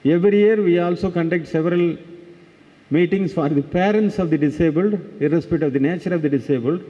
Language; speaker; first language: English; non-native, local second language; Tamil